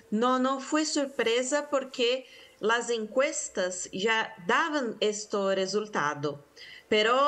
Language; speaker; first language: Spanish; non-native, fluent; Portuguese